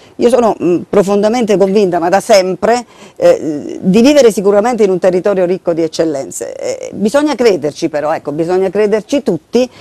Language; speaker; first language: Italian; native; Italian